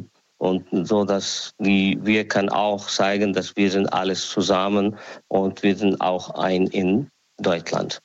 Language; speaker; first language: German; non-native, learner; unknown